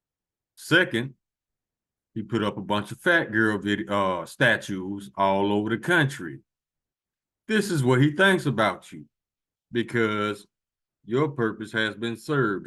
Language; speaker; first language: English; native; English